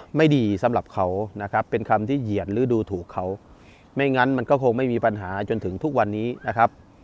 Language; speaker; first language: Thai; native; Thai